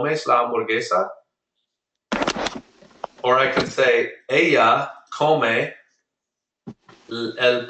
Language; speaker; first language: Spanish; non-native, fluent; English